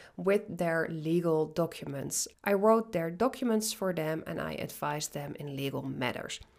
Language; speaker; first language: English; non-native, fluent; Dutch